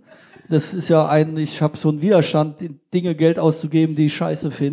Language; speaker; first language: German; native; German